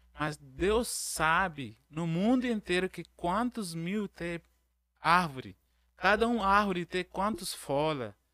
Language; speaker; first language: Portuguese; non-native, learner; Arabic